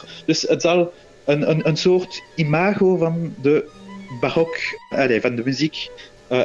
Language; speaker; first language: Dutch; non-native, local second language; French